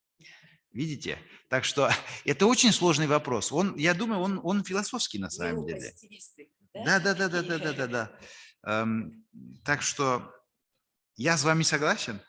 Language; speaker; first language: Russian; non-native, fluent; French